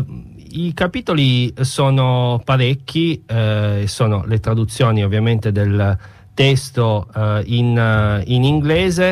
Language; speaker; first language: Italian; native; Italian